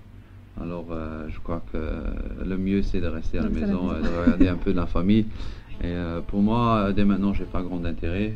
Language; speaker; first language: French; non-native, local second language; Luxembourgish